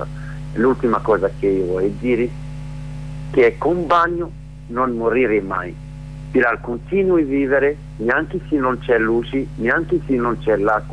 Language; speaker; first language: Italian; non-native, learner; Arabic